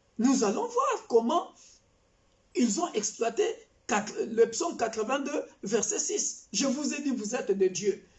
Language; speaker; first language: French; non-native, local second language; Kongo